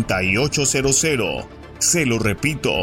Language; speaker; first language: Spanish; native; Spanish